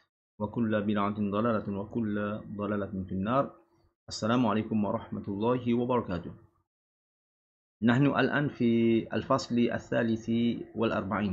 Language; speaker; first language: Arabic; non-native, fluent; Malay